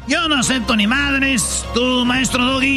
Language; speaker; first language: Spanish; native; Spanish